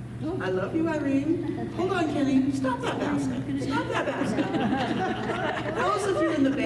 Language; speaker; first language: English; native; English